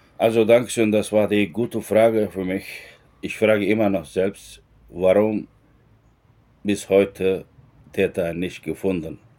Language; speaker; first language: German; non-native, learner; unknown